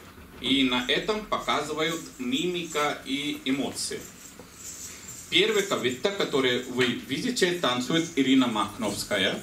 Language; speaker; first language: Russian; non-native, fluent; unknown